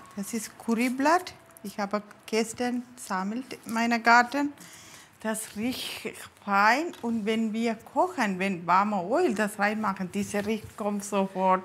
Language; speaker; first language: German; non-native, learner; Tamil